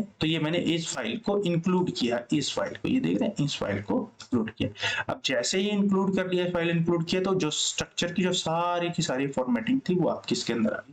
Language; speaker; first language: Hindi; native; Hindi